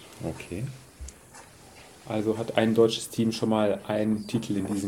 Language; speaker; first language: German; native; German